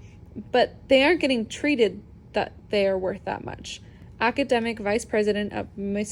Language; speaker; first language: English; native; English